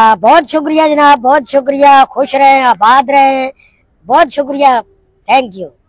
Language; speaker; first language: Urdu; non-native, local second language; Northern Hindko